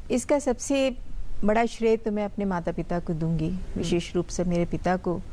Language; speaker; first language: Hindi; native; Hindi